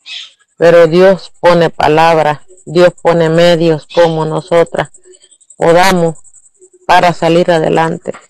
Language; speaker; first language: Spanish; native; Spanish